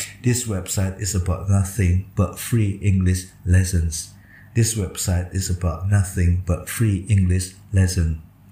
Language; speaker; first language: English; non-native, fluent; Indonesian